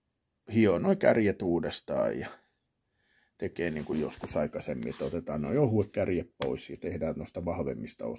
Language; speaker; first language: Finnish; native; Finnish